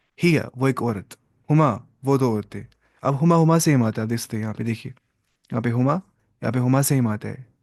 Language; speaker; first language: Urdu; native; Urdu